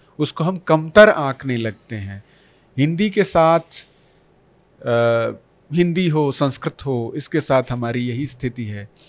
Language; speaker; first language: Hindi; non-native, local second language; Bhojpuri